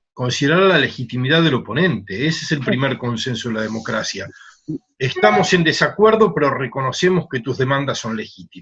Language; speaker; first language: Spanish; native; Spanish